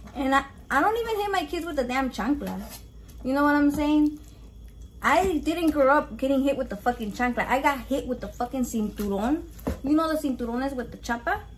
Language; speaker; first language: English; early bilingual, other home language; Spanish